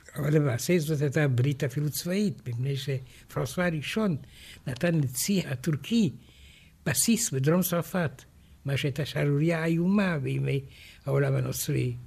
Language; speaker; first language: Hebrew; non-native, fluent; Romanian